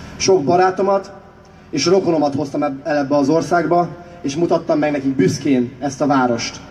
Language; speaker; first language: Hungarian; non-native, fluent; Russian